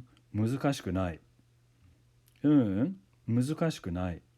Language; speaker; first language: Japanese; non-native, fluent; English